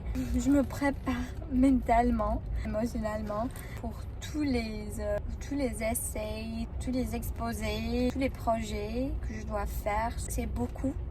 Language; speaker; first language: French; non-native, learner; English